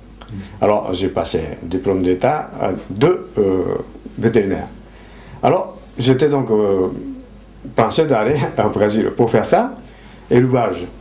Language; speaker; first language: French; non-native, fluent; Japanese